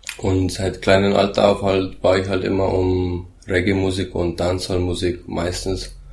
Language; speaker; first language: German; early bilingual, heritage; German